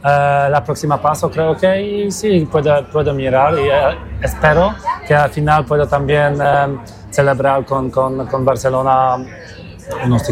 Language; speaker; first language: Spanish; non-native, learner; Polish